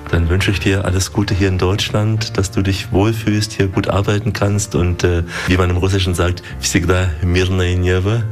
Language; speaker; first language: German; native; German